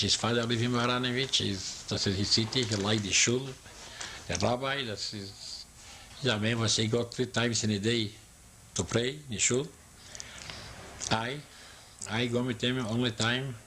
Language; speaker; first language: English; non-native, learner; Yiddish